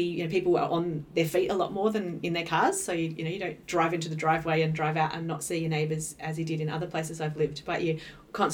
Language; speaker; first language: English; native; English